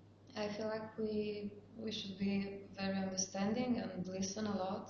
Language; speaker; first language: English; non-native, fluent; Romanian